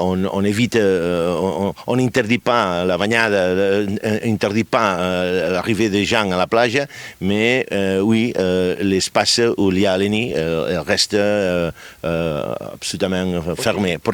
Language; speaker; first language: French; non-native, fluent; Catalan